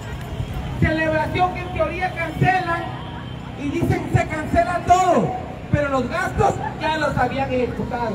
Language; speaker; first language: Spanish; native; Spanish